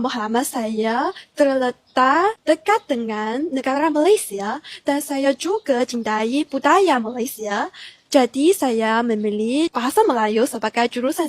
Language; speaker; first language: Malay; non-native, learner; Chinese